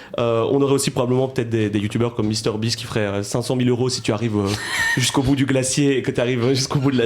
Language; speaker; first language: French; native; French